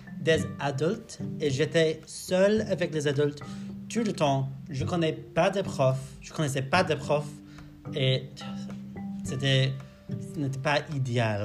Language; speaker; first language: French; non-native, learner; English